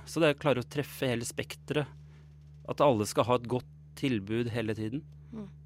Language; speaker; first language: Norwegian; native; Norwegian